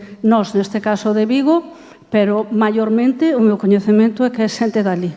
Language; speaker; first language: Galician; native; Galician